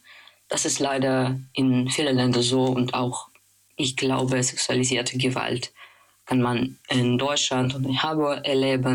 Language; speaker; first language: German; non-native, learner; Russian